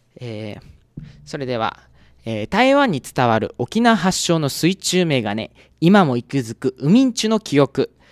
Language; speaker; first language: Japanese; native; Japanese